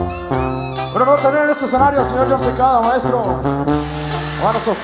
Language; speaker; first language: Spanish; native; Spanish